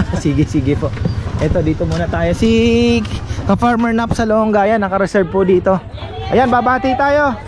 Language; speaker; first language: Filipino; non-native, local second language; Bikol